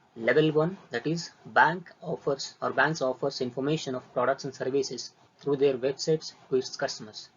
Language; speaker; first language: English; non-native, local second language; Kannada